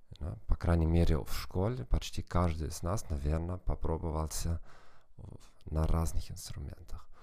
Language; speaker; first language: Russian; non-native, fluent; German